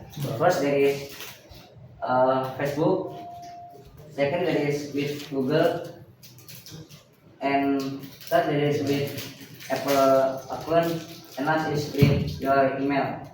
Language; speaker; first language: English; non-native, learner; Indonesian